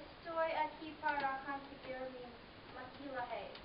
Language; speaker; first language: Spanish; non-native, learner; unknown